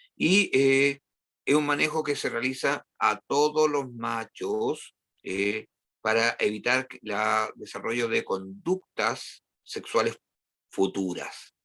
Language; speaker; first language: Spanish; native; Spanish